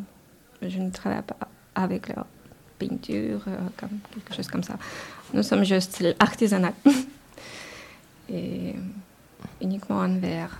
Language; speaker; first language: French; non-native, learner; Ukrainian